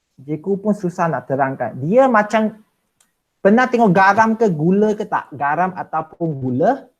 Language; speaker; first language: Malay; non-native, local second language; Chinese